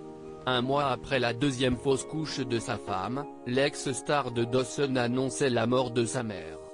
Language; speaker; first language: French; native; French